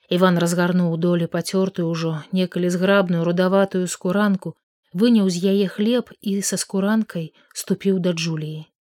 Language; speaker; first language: Belarusian; native; Belarusian